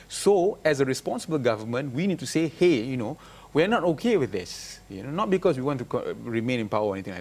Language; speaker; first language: English; non-native, local second language; Malay